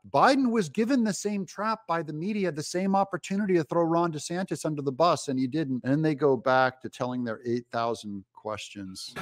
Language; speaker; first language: English; native; English